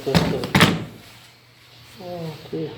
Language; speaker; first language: English; non-native, learner; Indonesian